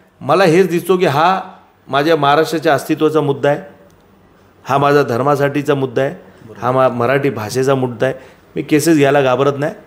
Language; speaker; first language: Marathi; non-native, local second language; Gujarati